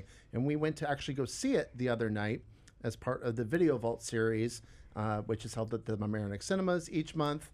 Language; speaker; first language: English; native; English